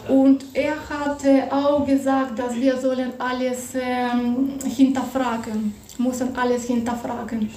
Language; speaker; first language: German; non-native, fluent; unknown